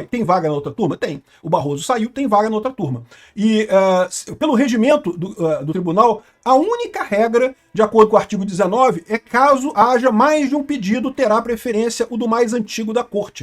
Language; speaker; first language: Portuguese; native; Portuguese